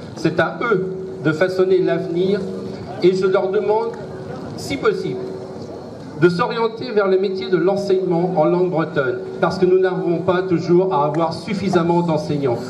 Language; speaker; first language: French; non-native, local second language; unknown